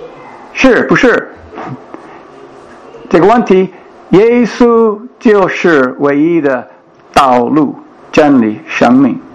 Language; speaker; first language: Chinese; non-native, fluent; English